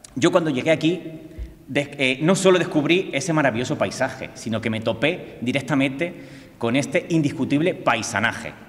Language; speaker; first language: Spanish; native; Spanish